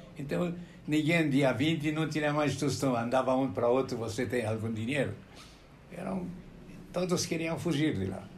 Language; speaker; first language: Portuguese; non-native, fluent; Romanian